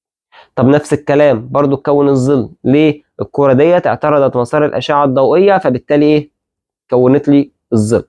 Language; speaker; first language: Arabic; native; Arabic